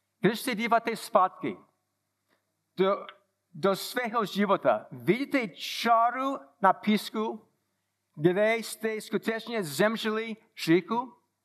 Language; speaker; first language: Czech; non-native, fluent; English